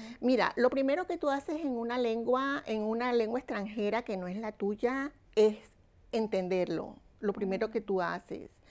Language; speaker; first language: Spanish; native; Spanish